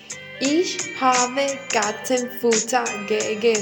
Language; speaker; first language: German; non-native, learner; Spanish